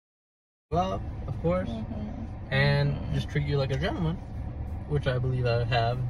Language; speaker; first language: English; native; English